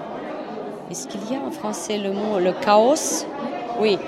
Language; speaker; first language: French; non-native, fluent; Russian